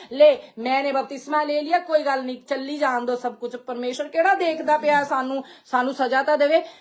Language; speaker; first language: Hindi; non-native, local second language; Punjabi